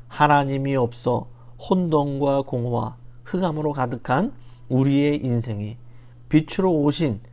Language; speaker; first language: Korean; native; Korean